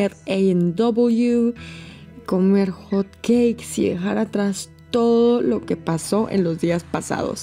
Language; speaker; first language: Spanish; native; Spanish